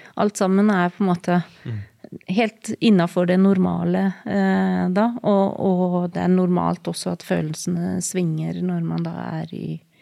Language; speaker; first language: Norwegian; early bilingual, heritage; Norwegian